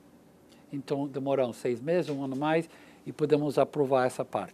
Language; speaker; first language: Portuguese; non-native, learner; English